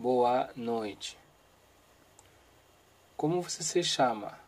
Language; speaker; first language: Portuguese; non-native, learner; Haitian Creole